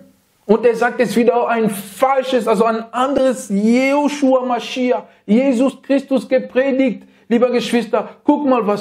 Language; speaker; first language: German; non-native, learner; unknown